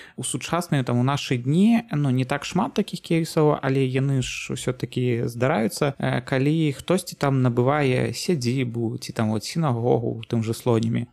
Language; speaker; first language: Belarusian; non-native, local second language; Russian